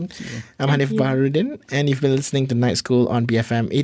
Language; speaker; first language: English; non-native, local second language; Malay